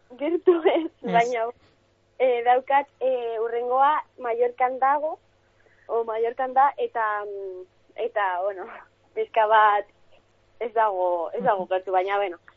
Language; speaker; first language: Basque; non-native, local second language; Spanish